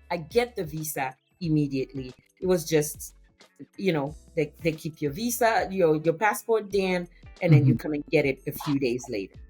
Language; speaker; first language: English; non-native, fluent; French